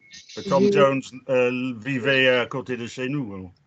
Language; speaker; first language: French; non-native, fluent; English